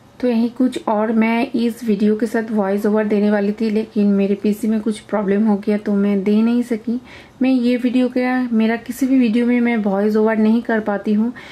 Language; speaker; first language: Hindi; non-native, local second language; Bangla